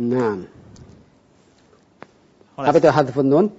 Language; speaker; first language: Indonesian; native; Indonesian